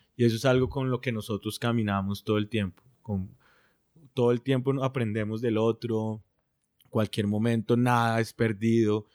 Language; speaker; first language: Spanish; native; Spanish